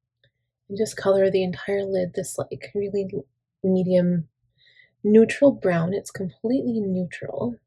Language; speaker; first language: English; native; English